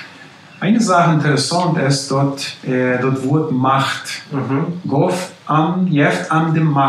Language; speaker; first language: German; non-native, local second language; Plautdietsch